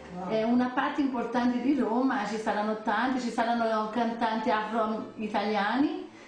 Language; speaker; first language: Italian; non-native, learner; Portuguese